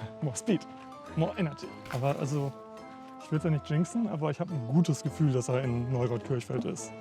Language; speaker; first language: German; native; German